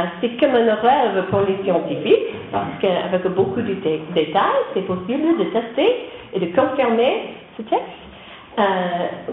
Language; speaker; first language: French; non-native, learner; English